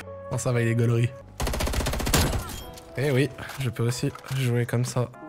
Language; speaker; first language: French; native; French